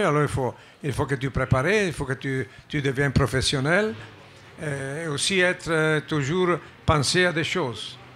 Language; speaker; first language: French; non-native, fluent; Italian